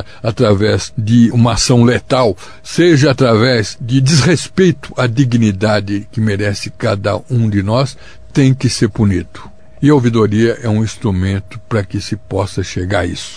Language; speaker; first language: Portuguese; native; Portuguese